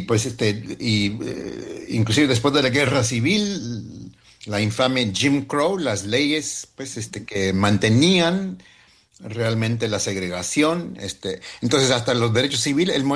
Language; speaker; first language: Spanish; early bilingual, heritage; Spanish